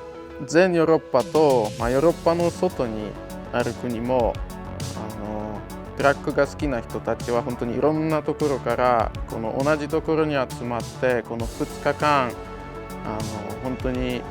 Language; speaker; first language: Japanese; non-native, fluent; Polish